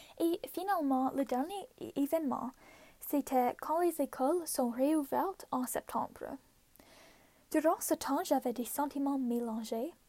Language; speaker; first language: French; non-native, local second language; English